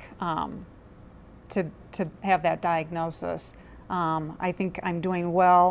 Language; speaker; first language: English; native; English